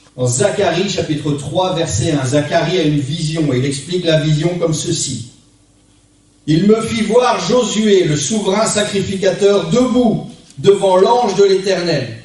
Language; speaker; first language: French; native; French